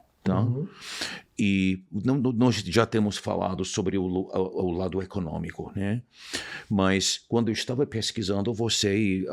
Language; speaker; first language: Portuguese; non-native, fluent; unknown